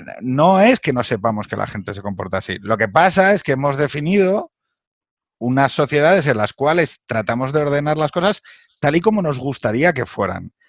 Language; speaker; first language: Spanish; native; Spanish